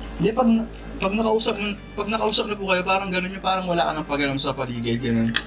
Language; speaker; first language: Filipino; non-native, local second language; Pampanga